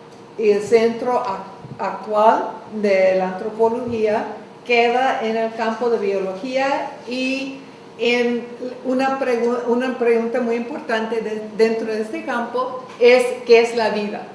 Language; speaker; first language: Spanish; non-native, fluent; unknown